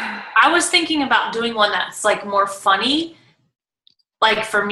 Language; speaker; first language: English; native; English